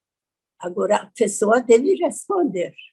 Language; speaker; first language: Portuguese; non-native, learner; Persian